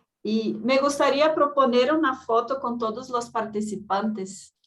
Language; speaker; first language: Spanish; non-native, fluent; Portuguese